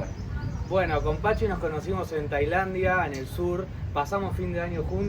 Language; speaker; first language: Spanish; native; Spanish